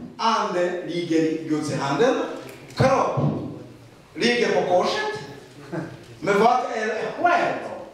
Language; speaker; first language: Swedish; non-native, fluent; Rundi